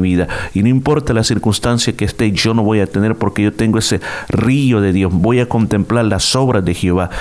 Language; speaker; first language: Spanish; native; Spanish